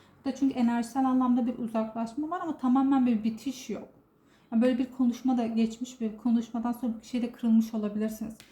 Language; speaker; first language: Turkish; native; Turkish